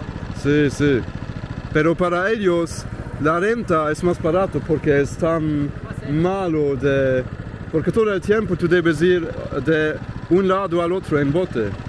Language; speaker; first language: Spanish; non-native, learner; English